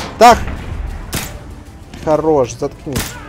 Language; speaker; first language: Russian; native; Russian